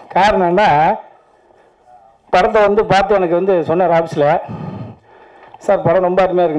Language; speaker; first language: Tamil; native; Tamil